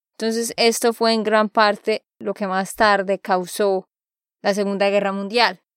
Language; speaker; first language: Spanish; native; Spanish